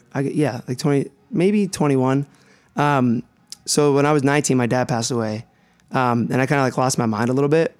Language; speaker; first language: English; native; English